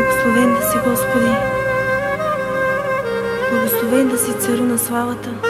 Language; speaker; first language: Bulgarian; native; Bulgarian